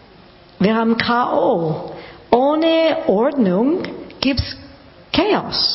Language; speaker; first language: German; non-native, learner; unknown